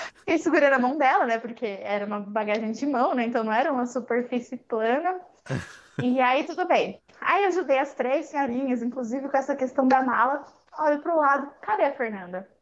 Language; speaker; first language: Portuguese; native; Portuguese